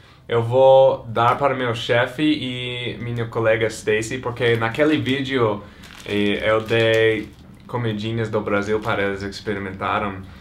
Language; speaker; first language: Portuguese; non-native, fluent; English